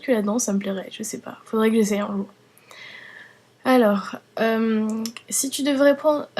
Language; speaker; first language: French; early bilingual, other home language; Vietnamese